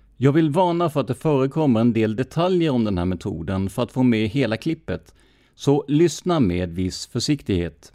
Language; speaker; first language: Swedish; native; Swedish